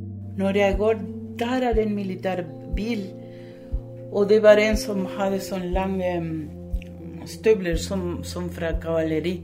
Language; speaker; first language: Norwegian; non-native, fluent; Spanish